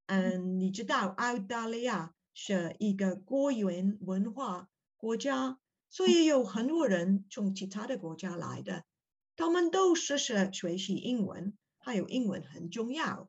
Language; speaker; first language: Chinese; non-native, learner; English